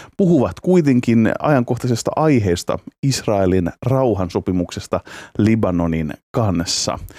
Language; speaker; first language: Finnish; native; Finnish